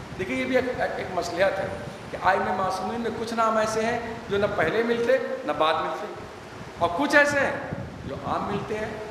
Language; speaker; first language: Urdu; native; Urdu